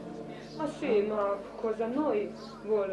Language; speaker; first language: Italian; non-native, learner; Croatian